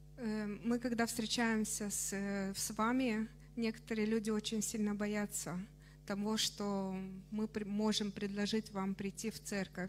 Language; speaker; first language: Russian; non-native, fluent; Romanian